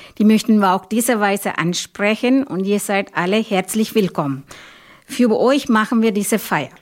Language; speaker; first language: German; non-native, fluent; Malayalam